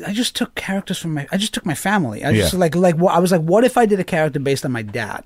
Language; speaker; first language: English; native; English